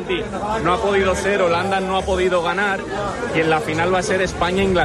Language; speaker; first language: Spanish; native; Spanish